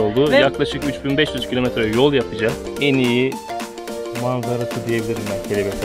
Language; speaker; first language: Turkish; native; Turkish